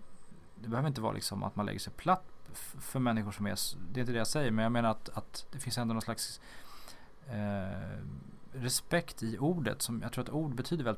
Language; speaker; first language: Swedish; native; Swedish